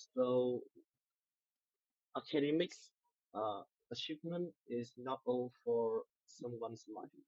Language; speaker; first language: English; non-native, learner; Vietnamese